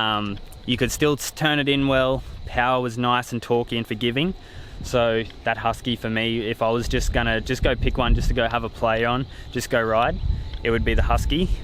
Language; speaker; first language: English; native; English